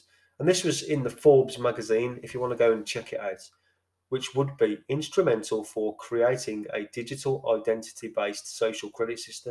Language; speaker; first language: English; native; English